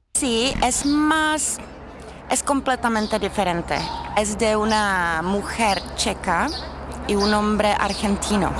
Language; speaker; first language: Spanish; non-native, fluent; Czech